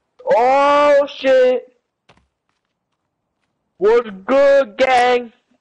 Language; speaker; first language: English; early bilingual, other home language; Spanish